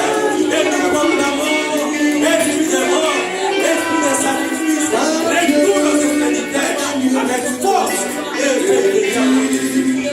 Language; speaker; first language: French; non-native, local second language; Lingala